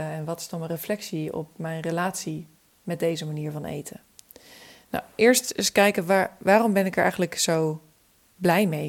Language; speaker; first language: Dutch; native; Dutch